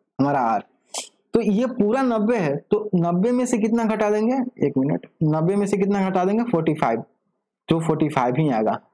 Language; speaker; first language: Hindi; native; Hindi